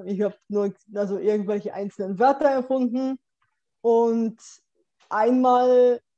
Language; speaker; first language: German; non-native, fluent; Bulgarian